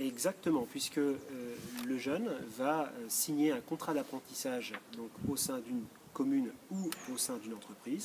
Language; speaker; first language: French; native; French